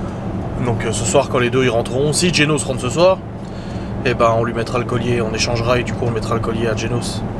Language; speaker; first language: French; native; French